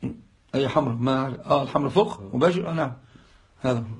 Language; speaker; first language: Arabic; native; Arabic